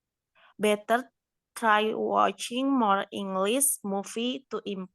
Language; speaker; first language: English; non-native, learner; Indonesian